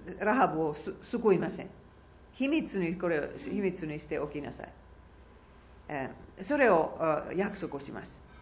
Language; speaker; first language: Japanese; non-native, fluent; Finnish